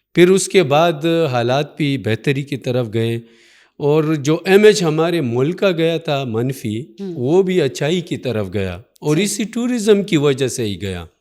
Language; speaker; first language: Urdu; non-native, local second language; Pashto